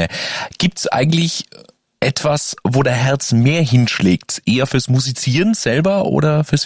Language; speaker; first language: German; native; German